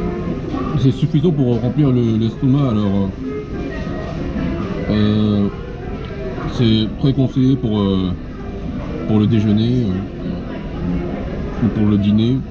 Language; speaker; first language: French; non-native, fluent; Japanese